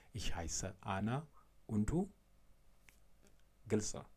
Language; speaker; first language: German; non-native, fluent; Amharic